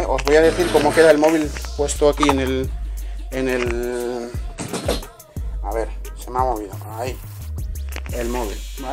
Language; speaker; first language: Spanish; native; Spanish